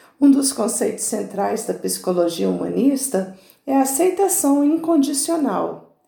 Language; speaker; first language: Portuguese; native; Portuguese